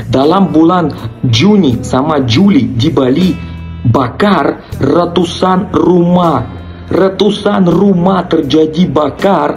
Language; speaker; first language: Indonesian; non-native, learner; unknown